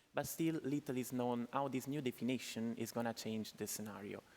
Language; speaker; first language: English; non-native, fluent; Italian